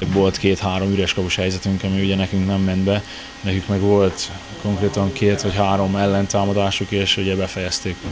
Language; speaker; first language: Hungarian; native; Hungarian